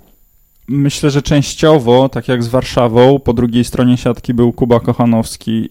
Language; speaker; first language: Polish; native; Polish